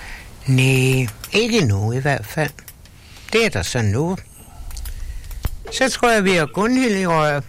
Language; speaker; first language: Danish; native; Danish